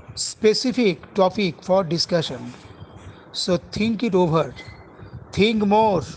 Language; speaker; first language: English; non-native, local second language; Bangla